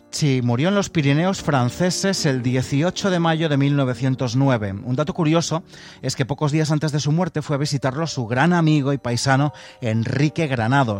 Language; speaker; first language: Spanish; native; Spanish